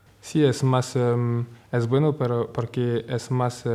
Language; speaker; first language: Spanish; non-native, learner; French